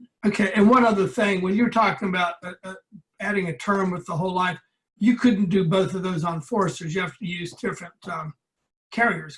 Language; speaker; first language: English; native; English